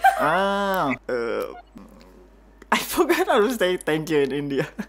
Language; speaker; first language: English; non-native, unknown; Indonesian